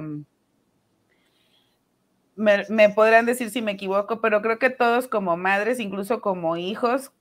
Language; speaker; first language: Spanish; native; Spanish